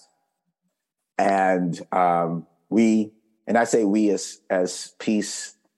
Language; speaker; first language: English; native; English